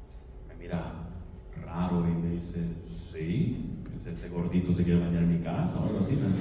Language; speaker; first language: Spanish; native; Spanish